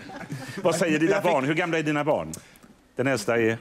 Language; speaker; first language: Swedish; native; Swedish